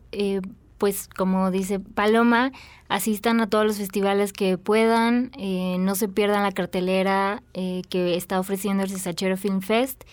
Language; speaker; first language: Spanish; native; Spanish